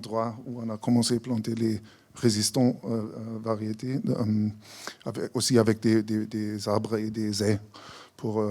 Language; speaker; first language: French; non-native, fluent; German